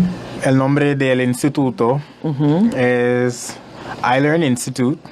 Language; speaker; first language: Spanish; non-native, learner; English